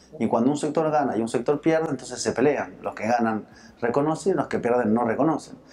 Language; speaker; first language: Spanish; early bilingual, heritage; Spanish